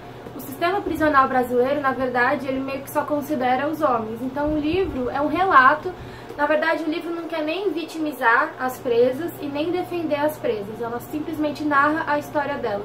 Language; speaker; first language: Portuguese; native; Portuguese